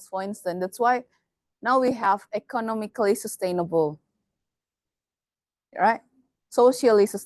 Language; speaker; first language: English; non-native, fluent; Indonesian